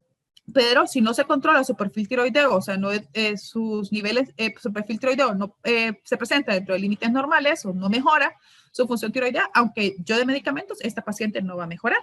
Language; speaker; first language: Spanish; native; Spanish